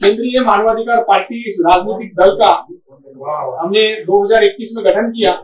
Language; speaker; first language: Hindi; non-native, local second language; Marathi